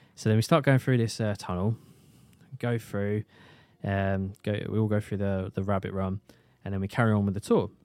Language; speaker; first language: English; native; English